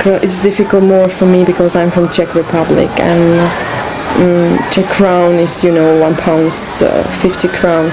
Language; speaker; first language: English; non-native, learner; Czech